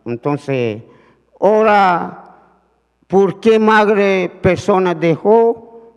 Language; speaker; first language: Spanish; non-native, learner; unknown